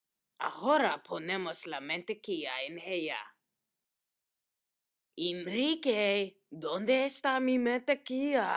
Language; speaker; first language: Spanish; non-native, learner; English